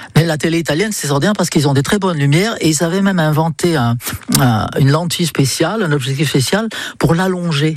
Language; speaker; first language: French; non-native, fluent; English